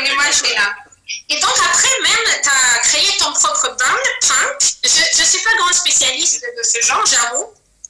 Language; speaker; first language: French; non-native, fluent; Azerbaijani